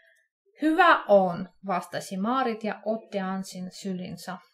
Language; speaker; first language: Finnish; non-native, fluent; Russian